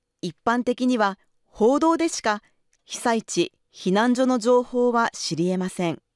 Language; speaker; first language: Japanese; native; Japanese